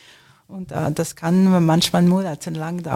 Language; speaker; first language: German; non-native, fluent; French